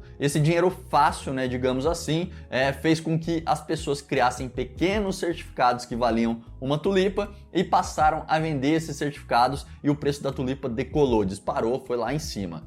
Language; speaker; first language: Portuguese; native; Portuguese